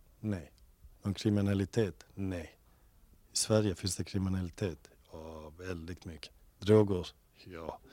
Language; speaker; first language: Swedish; early bilingual, other home language; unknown